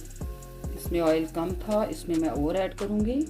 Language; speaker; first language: Urdu; native; Urdu